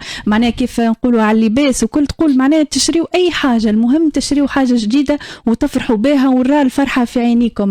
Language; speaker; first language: Arabic; native; Arabic